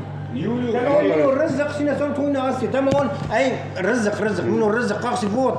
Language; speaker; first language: Finnish; non-native, learner; Turkish